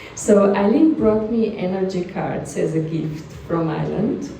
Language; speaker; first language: English; non-native, fluent; Slovenian